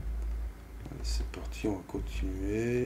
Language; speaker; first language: French; native; French